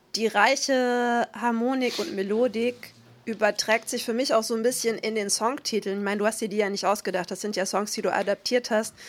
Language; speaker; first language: German; native; German